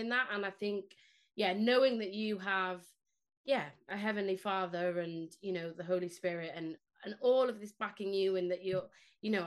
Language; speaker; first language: English; non-native, local second language; Spanish